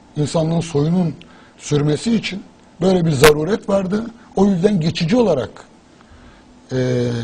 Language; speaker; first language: Turkish; native; Turkish